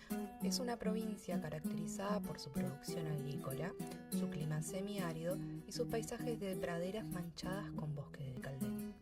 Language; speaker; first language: Spanish; native; Spanish